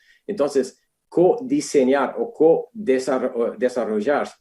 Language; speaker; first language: Spanish; non-native, fluent; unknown